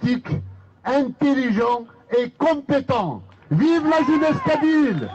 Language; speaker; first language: French; non-native, local second language; Kabyle